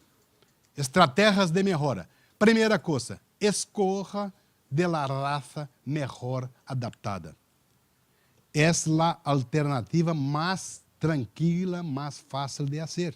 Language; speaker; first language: Spanish; non-native, learner; Portuguese